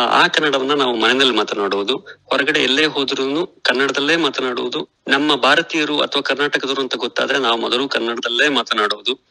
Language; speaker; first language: Kannada; native; Kannada